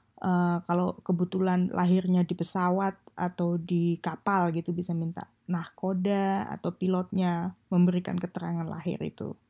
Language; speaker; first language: Indonesian; native; Indonesian